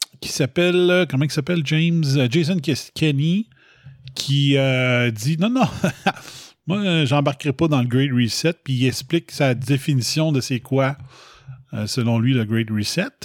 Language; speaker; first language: French; native; French